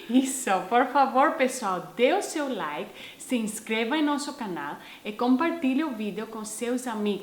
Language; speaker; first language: Portuguese; non-native, fluent; English